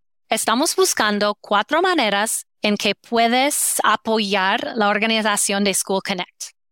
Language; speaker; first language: Spanish; non-native, fluent; English